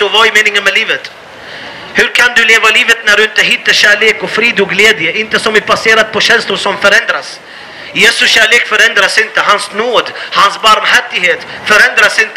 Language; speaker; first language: Swedish; non-native, fluent; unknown